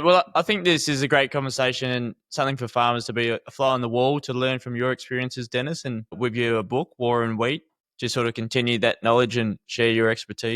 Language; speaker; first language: English; native; English